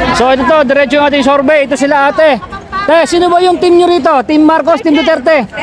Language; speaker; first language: Filipino; native; Filipino